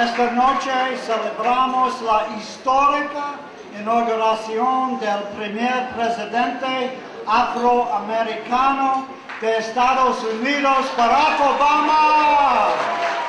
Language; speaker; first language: Spanish; non-native, learner; English